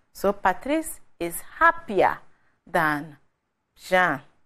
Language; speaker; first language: English; non-native, local second language; Akan